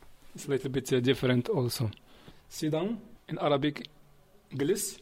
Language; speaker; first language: English; non-native, learner; Arabic